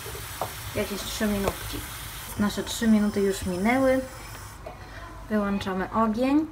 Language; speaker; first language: Polish; non-native, fluent; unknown